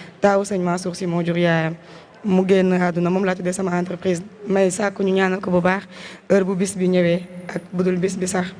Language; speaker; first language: Wolof; non-native, local second language; Jola-Fonyi